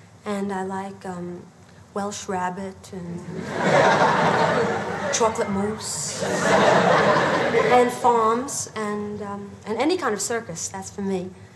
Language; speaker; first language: English; native; English